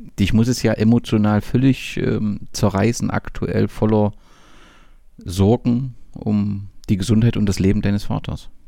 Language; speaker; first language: German; native; German